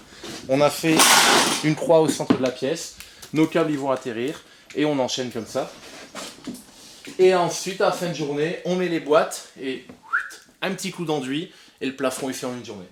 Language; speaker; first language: French; native; French